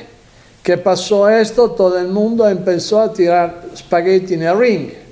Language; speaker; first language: Spanish; non-native, learner; Italian